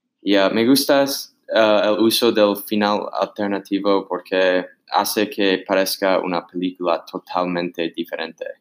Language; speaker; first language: Spanish; non-native, learner; English